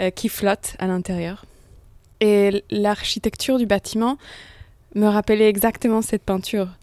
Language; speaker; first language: French; non-native, fluent; Italian